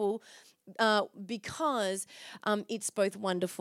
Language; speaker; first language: English; native; English